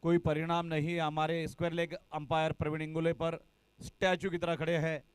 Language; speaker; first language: Hindi; non-native, local second language; Marathi